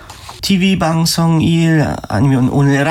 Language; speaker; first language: Korean; non-native, learner; German